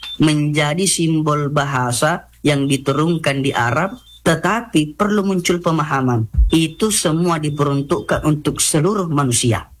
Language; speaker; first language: Indonesian; non-native, local second language; Buginese